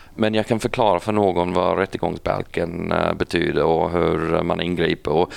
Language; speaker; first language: Swedish; non-native, fluent; English